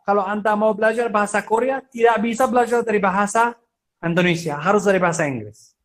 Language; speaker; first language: Indonesian; non-native, fluent; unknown